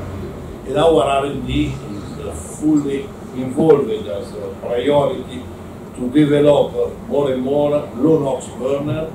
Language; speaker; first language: English; non-native, learner; Italian